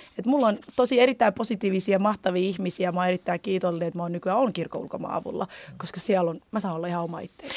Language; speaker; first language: Finnish; early bilingual, other home language; Somali